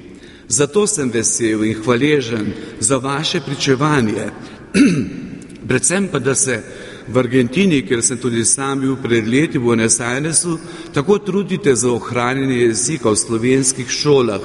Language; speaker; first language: Slovenian; native; Slovenian